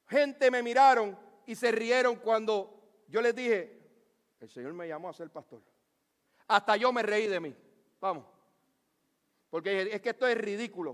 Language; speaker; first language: Spanish; native; Spanish